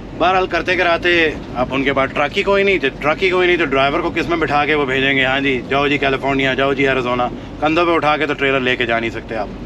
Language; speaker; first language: Urdu; non-native, local second language; Punjabi